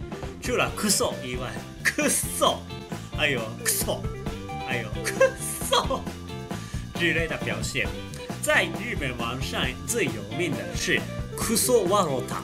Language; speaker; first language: Chinese; non-native, fluent; Japanese